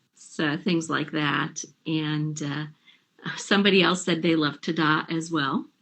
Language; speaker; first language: English; native; English